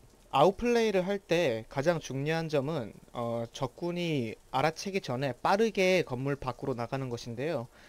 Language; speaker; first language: Korean; early bilingual, heritage; Korean